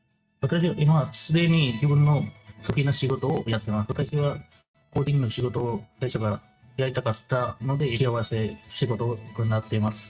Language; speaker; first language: Japanese; non-native, fluent; Hindi